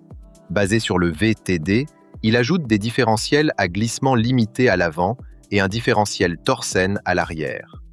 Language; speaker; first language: French; native; French